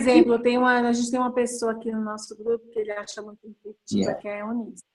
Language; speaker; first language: Portuguese; native; Portuguese